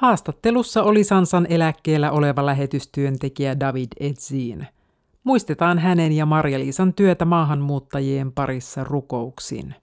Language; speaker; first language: Finnish; native; Finnish